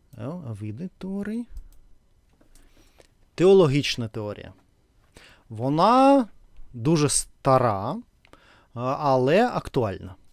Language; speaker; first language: Ukrainian; non-native, local second language; Russian